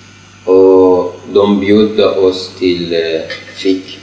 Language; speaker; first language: Swedish; non-native, learner; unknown